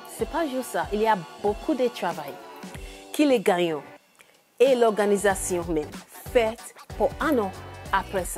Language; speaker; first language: French; non-native, learner; English